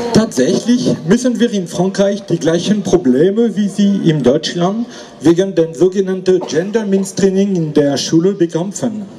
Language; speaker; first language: German; non-native, fluent; French